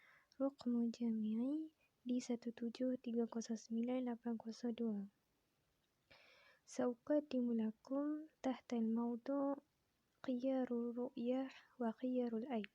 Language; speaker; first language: Arabic; non-native, learner; Malay